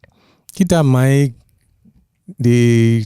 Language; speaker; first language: Indonesian; non-native, fluent; English